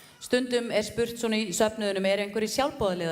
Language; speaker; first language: Icelandic; native; Icelandic